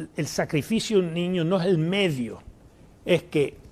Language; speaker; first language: Spanish; early bilingual, heritage; Spanish